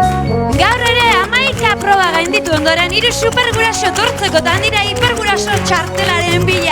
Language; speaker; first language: Basque; native; Basque